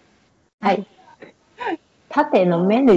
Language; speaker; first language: Japanese; non-native, learner; Chinese